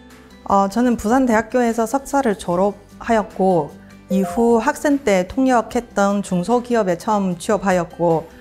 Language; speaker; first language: Korean; non-native, fluent; Chinese